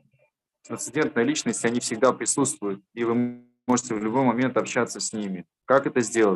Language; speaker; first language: Russian; native; Russian